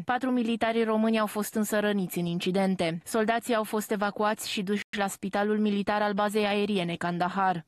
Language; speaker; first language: Romanian; native; Romanian